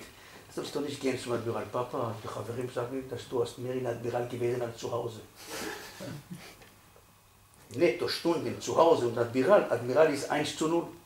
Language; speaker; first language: German; non-native, fluent; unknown